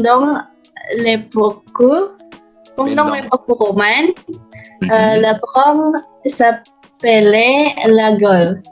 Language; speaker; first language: French; non-native, learner; Indonesian